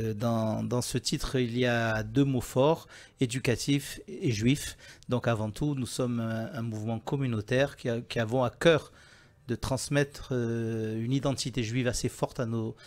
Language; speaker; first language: French; native; French